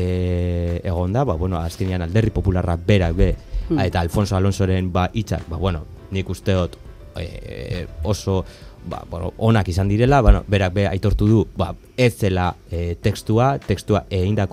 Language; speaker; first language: Basque; native; Basque